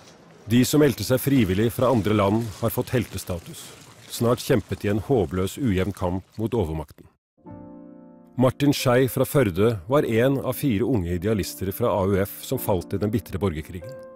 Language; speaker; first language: Norwegian; native; Norwegian